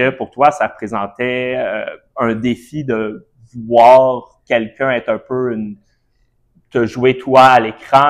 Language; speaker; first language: French; native; French